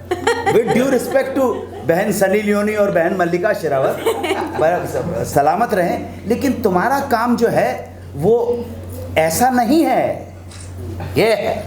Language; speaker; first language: Hindi; native; Hindi